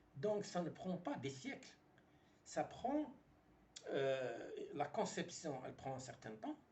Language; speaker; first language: French; non-native, local second language; Arabic